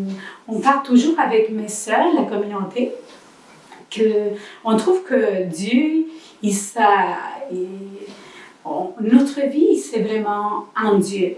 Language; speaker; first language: French; non-native, learner; Spanish